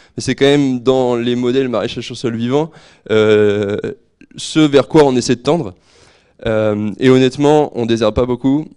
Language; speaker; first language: French; native; French